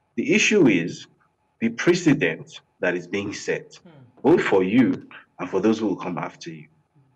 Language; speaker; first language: English; non-native, local second language; Yoruba